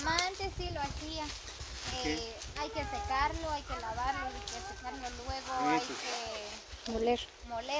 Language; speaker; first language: Spanish; native; Spanish